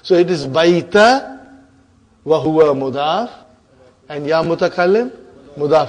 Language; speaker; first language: Arabic; non-native, fluent; Urdu